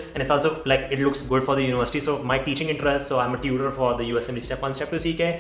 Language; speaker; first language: English; non-native, local second language; Hindi